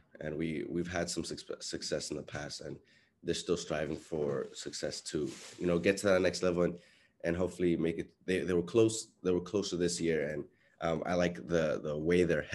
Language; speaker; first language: English; non-native, fluent; Spanish